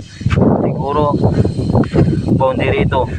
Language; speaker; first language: Filipino; non-native, local second language; Kinaray-a